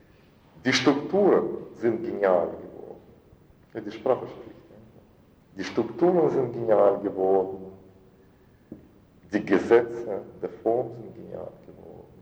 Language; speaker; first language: German; non-native, fluent; Russian